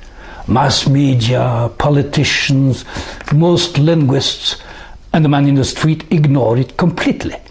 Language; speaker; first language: English; non-native, fluent; French